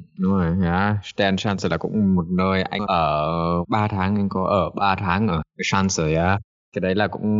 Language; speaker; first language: Vietnamese; early bilingual, heritage; Vietnamese